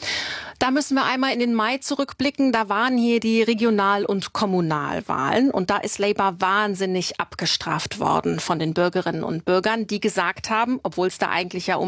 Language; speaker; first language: German; native; German